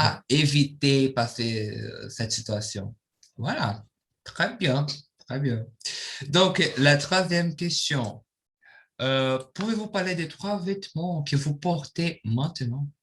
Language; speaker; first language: French; non-native, fluent; Portuguese